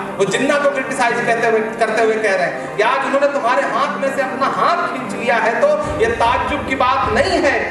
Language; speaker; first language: Urdu; native; Urdu